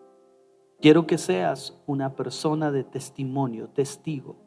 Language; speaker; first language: Spanish; native; Spanish